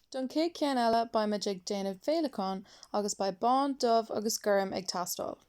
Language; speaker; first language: Irish; non-native, local second language; English